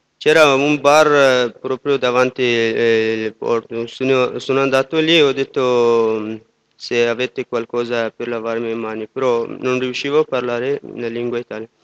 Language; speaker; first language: Italian; non-native, fluent; Persian